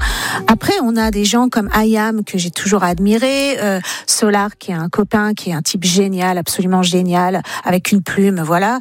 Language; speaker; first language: French; native; French